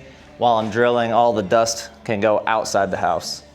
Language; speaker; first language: English; native; English